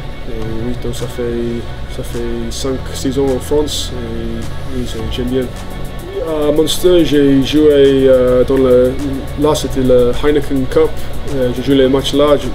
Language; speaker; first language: French; non-native, fluent; English